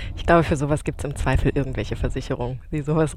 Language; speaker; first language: German; native; German